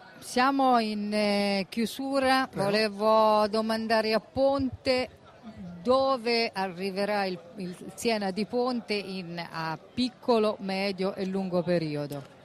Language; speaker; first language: Italian; native; Italian